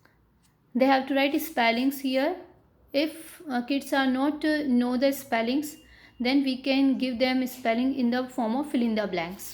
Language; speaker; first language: English; non-native, local second language; Hindi